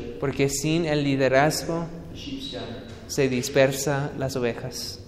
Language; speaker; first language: Spanish; non-native, fluent; English